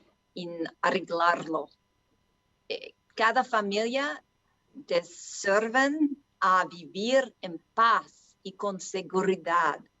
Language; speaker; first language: Spanish; non-native, learner; English